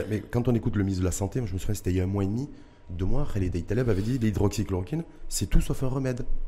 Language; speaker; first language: French; non-native, local second language; Arabic